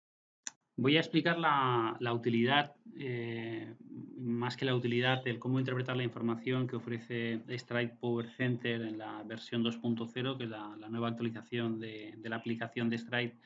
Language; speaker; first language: Spanish; native; Spanish